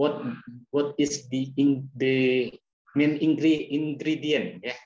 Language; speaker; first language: English; non-native, learner; Indonesian